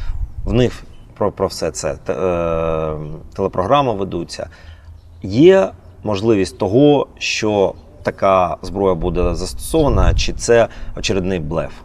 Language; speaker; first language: Ukrainian; native; Ukrainian